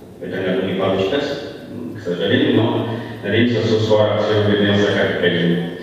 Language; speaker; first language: Russian; non-native, learner; Italian